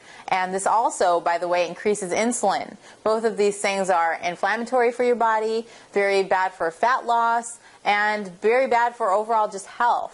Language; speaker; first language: English; native; English